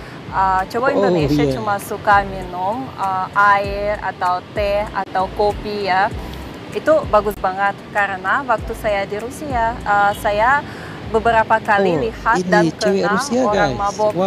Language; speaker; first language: Indonesian; non-native, fluent; Russian